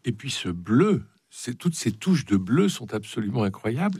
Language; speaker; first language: French; native; French